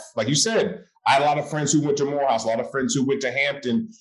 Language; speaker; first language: English; native; English